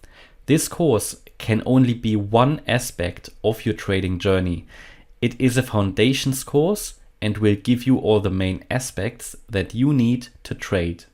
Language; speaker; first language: English; non-native, fluent; German